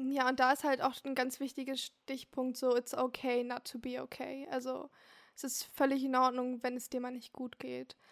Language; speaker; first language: German; early bilingual, other home language; Turkish